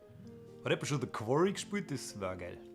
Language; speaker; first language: German; native; German